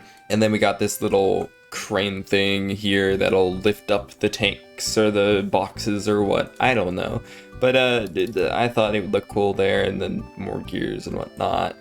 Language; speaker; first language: English; native; English